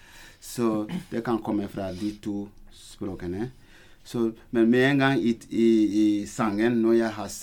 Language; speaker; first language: Norwegian; non-native, fluent; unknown